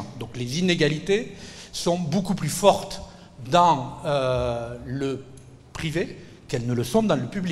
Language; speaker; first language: French; native; French